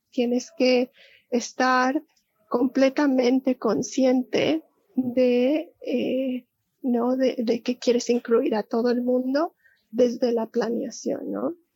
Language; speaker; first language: Spanish; native; Spanish